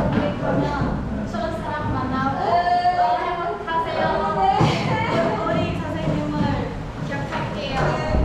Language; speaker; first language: Korean; non-native, learner; Thai